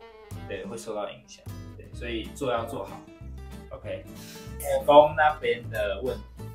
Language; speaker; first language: Chinese; native; Chinese